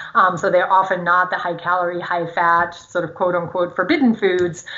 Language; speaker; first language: English; non-native, fluent; German